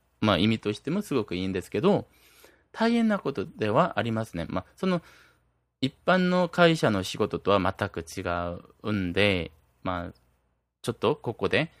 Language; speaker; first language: Japanese; non-native, fluent; Korean